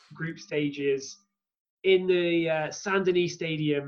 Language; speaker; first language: English; native; English